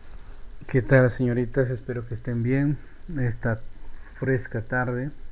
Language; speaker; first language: Spanish; native; Spanish